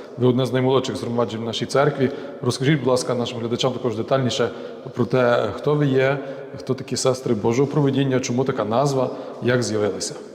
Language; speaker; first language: Ukrainian; native; Ukrainian